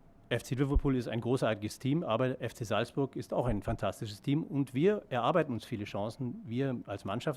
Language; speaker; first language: German; native; German